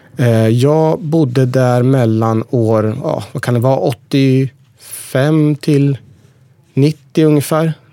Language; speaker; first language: Swedish; early bilingual, other home language; Persian